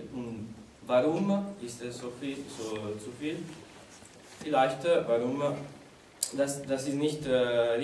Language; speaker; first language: German; non-native, learner; Italian